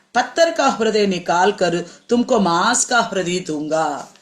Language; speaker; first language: Hindi; non-native, local second language; Telugu